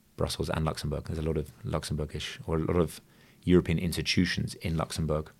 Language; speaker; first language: English; native; English